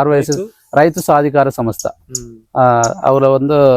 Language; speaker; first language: Tamil; non-native, local second language; Telugu